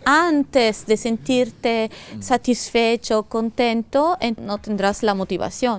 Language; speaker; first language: Spanish; non-native, fluent; Italian